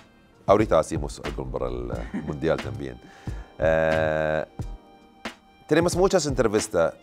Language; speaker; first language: Spanish; non-native, learner; Arabic